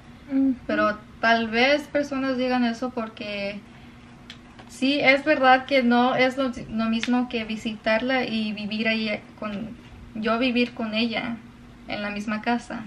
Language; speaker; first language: Spanish; early bilingual, other home language; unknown